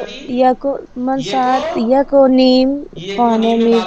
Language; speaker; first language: Persian; non-native, learner; Urdu